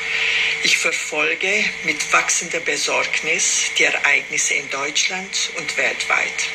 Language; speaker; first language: German; non-native, fluent; Romanian